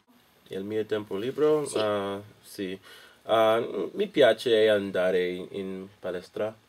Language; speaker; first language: Italian; non-native, learner; English